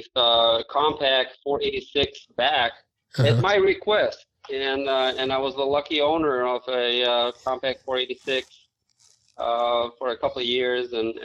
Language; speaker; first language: English; non-native, fluent; Albanian